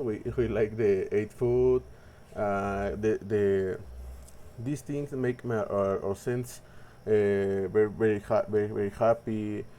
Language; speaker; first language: English; non-native, learner; Spanish